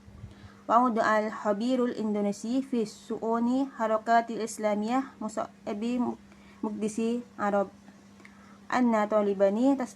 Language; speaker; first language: Arabic; non-native, learner; Indonesian